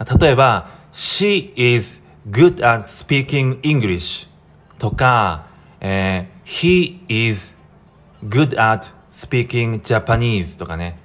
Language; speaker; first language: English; non-native, fluent; Japanese